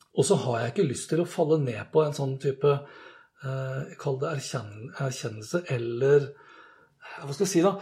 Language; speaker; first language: Norwegian; native; Norwegian